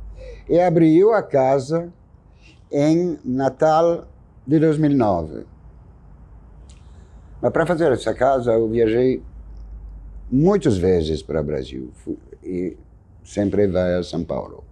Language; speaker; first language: Portuguese; non-native, fluent; French